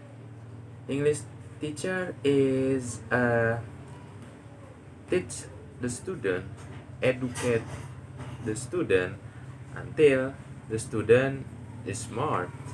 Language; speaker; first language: English; non-native, learner; Indonesian